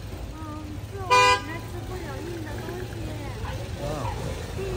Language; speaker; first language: Chinese; non-native, fluent; Vietnamese